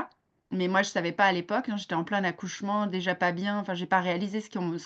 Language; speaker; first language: French; native; French